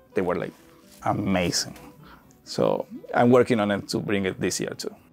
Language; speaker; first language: English; non-native, fluent; Spanish